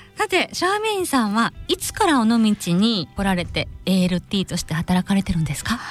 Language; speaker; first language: Japanese; native; Japanese